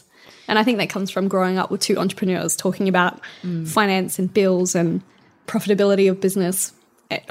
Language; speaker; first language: English; native; English